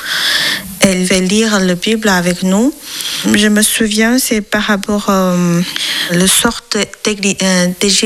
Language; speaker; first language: French; non-native, learner; Chinese